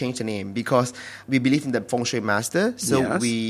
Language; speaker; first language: English; non-native, local second language; Chinese